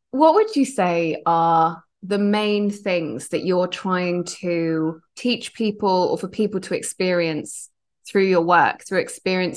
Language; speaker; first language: English; native; English